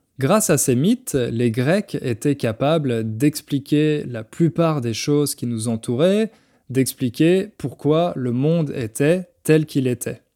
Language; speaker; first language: French; native; French